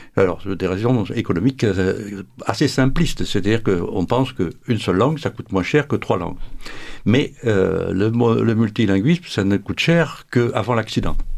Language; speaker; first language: French; native; French